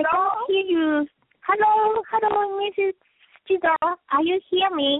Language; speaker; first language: English; non-native, learner; Japanese